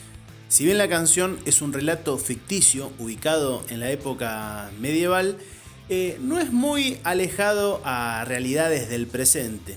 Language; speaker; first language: Spanish; native; Spanish